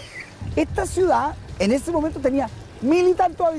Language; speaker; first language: Spanish; native; Spanish